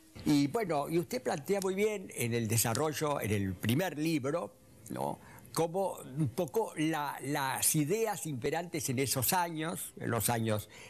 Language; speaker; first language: Spanish; native; Spanish